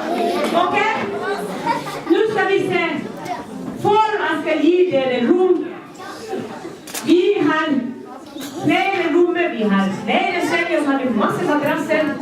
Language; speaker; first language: Swedish; non-native, fluent; Somali